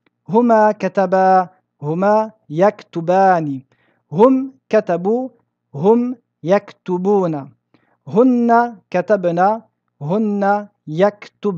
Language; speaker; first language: Arabic; non-native, fluent; French